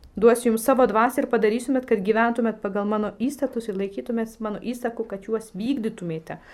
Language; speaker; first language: Lithuanian; non-native, fluent; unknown